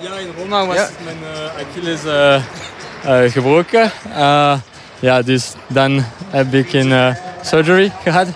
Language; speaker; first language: Dutch; non-native, local second language; French